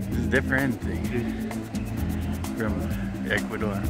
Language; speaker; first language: English; native; English